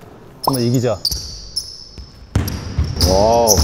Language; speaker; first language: Korean; native; Korean